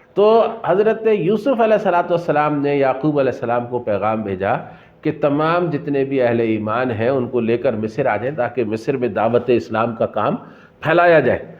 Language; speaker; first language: Urdu; native; Urdu